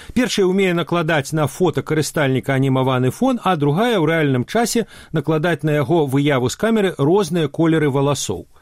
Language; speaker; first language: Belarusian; native; Belarusian